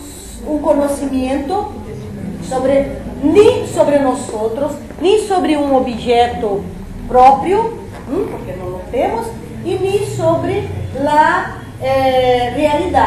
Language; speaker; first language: Spanish; non-native, fluent; Portuguese